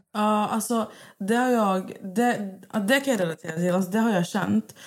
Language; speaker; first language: Swedish; native; Swedish